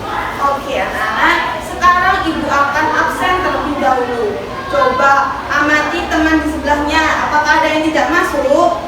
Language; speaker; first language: Indonesian; native; Indonesian